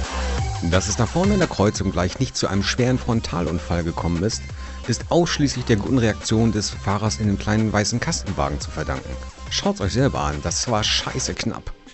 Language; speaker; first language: German; native; German